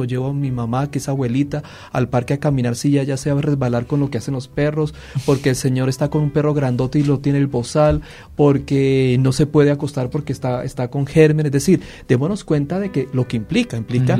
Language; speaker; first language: Spanish; native; Spanish